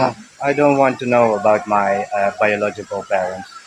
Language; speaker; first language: English; early bilingual, heritage; Dutch